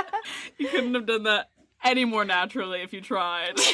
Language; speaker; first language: English; native; English